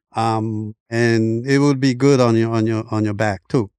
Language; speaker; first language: English; non-native, fluent; Spanish